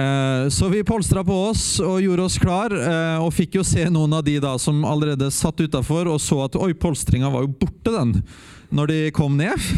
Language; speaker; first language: Norwegian; native; Norwegian